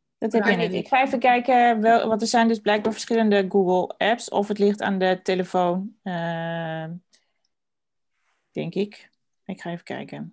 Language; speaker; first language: Dutch; native; Dutch